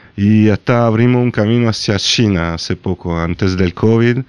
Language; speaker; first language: Spanish; non-native, fluent; French